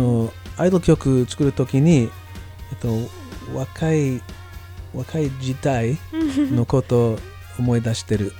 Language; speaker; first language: Japanese; non-native, learner; English